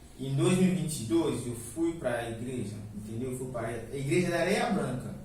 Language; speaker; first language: Portuguese; non-native, fluent; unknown